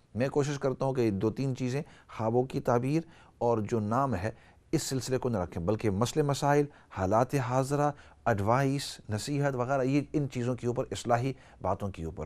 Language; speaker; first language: Urdu; native; Urdu